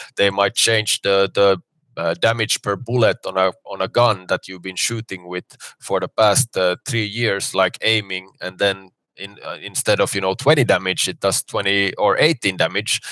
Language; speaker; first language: English; non-native, fluent; Finnish